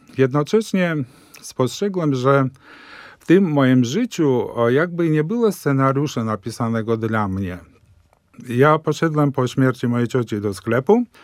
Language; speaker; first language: Polish; early bilingual, heritage; Polish